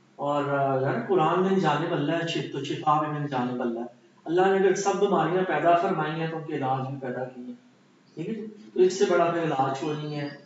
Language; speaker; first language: Urdu; non-native, local second language; Punjabi